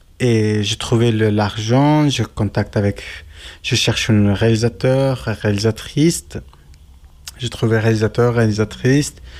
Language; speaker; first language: French; non-native, learner; Kurdish